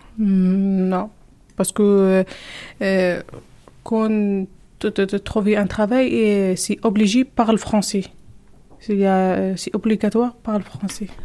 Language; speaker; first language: French; non-native, learner; Arabic